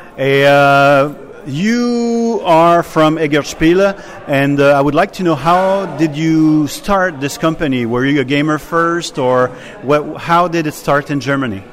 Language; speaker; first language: English; non-native, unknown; French